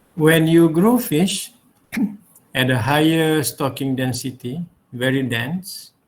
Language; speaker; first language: English; non-native, local second language; Malay